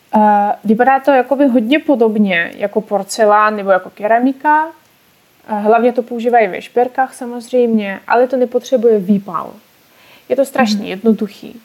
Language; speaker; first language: Czech; non-native, fluent; Russian